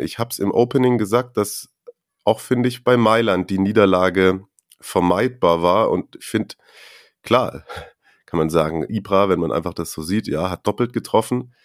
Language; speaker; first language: German; native; German